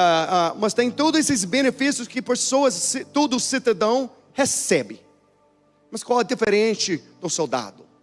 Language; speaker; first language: Portuguese; non-native, learner; English